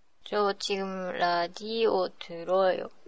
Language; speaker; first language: Korean; non-native, learner; Japanese